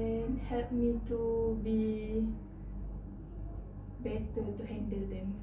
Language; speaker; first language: English; non-native, learner; Malay